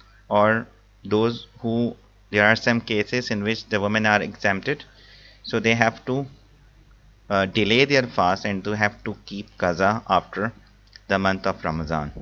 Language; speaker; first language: English; non-native, local second language; Urdu